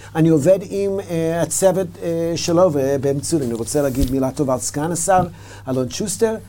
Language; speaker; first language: Hebrew; non-native, fluent; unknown